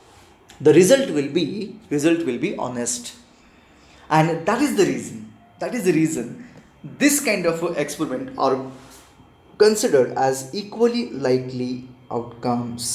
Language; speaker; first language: English; non-native, local second language; Hindi